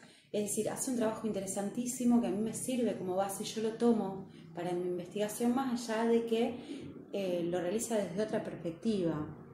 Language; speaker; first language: Spanish; native; Spanish